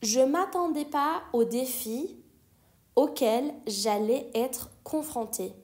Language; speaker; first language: French; non-native, fluent; Persian